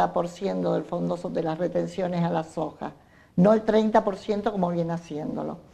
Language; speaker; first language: Spanish; native; Spanish